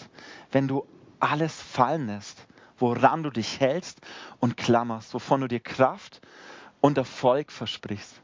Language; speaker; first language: German; native; German